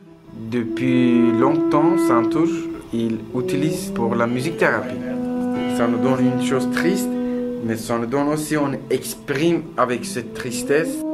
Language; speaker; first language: French; non-native, learner; Kurdish